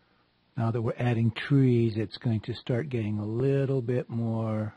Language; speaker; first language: English; native; English